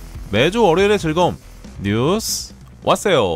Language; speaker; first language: Korean; native; Korean